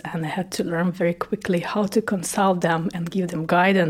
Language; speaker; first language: English; non-native, fluent; Russian